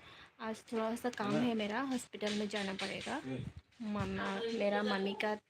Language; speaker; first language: Hindi; non-native, local second language; Kok Borok